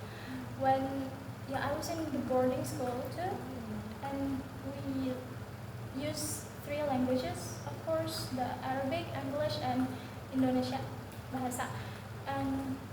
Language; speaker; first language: English; non-native, learner; Indonesian